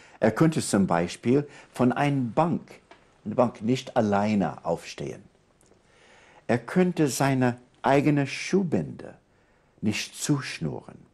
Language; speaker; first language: German; non-native, fluent; English